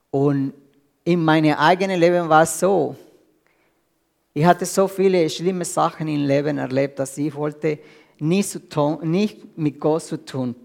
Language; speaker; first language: German; non-native, fluent; Spanish